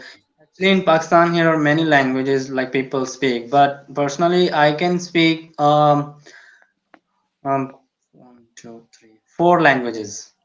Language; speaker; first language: English; non-native, learner; Urdu